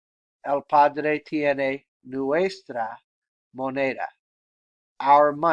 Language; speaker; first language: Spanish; non-native, fluent; English